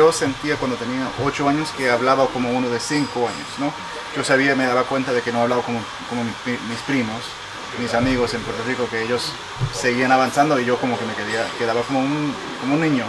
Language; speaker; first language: Spanish; native; Spanish